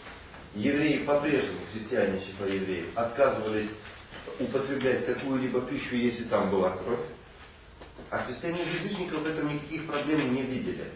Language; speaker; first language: Russian; native; Russian